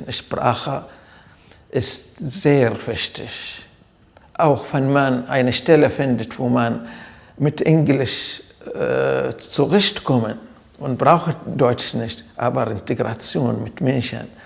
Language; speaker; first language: German; non-native, fluent; Arabic